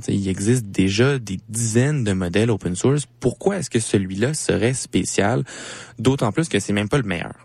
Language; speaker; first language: French; native; French